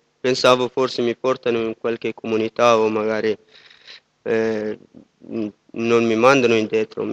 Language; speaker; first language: Italian; non-native, fluent; Persian